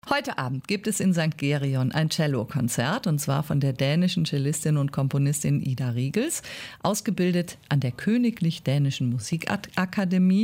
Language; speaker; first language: German; native; German